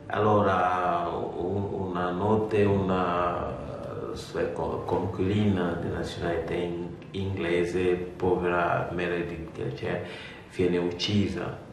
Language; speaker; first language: Italian; non-native, fluent; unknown